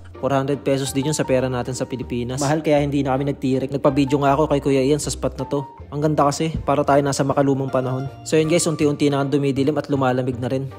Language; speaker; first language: Filipino; native; Filipino